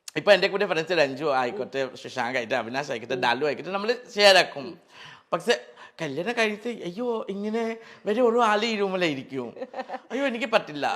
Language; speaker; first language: Malayalam; non-native, learner; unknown